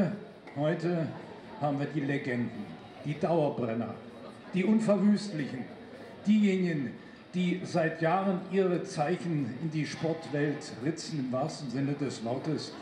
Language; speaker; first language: German; native; German